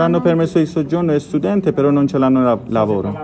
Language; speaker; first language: Italian; non-native, learner; Persian